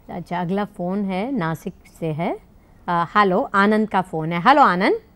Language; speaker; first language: Hindi; native; Hindi